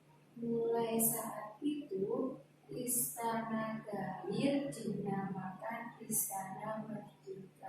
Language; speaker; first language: Indonesian; non-native, learner; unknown